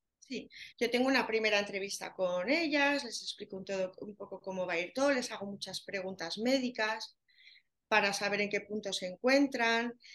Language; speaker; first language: Spanish; native; Spanish